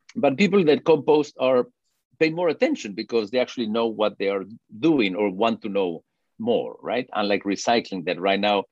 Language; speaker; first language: English; non-native, fluent; Spanish